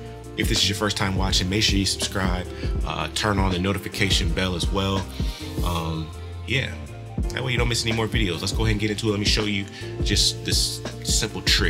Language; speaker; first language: English; native; English